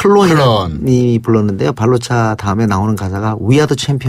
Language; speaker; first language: Korean; native; Korean